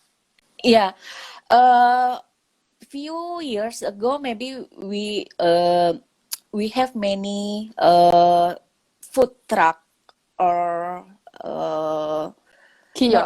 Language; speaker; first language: English; non-native, local second language; Indonesian